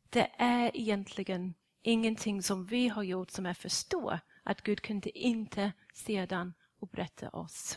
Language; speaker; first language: Swedish; non-native, fluent; English